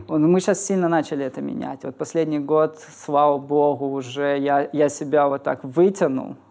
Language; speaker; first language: Russian; native; Russian